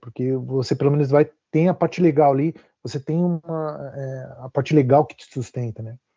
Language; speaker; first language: Portuguese; native; Portuguese